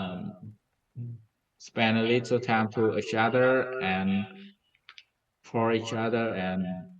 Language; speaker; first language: English; non-native, learner; Vietnamese